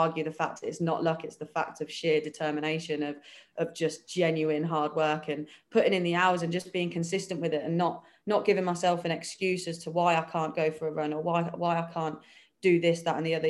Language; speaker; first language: English; native; English